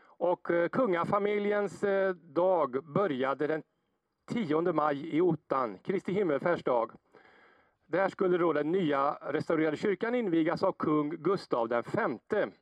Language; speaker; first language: Swedish; native; Swedish